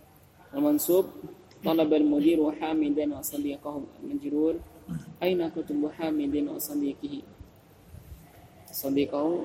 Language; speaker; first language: Arabic; non-native, fluent; Indonesian